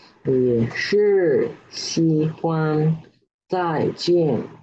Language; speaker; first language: Chinese; non-native, learner; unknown